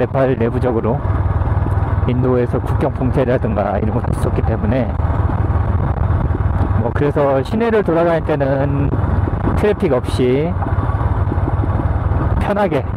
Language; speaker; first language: Korean; native; Korean